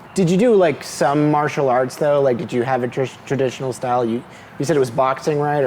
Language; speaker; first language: English; native; English